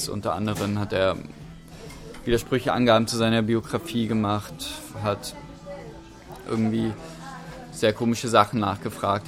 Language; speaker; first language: German; native; German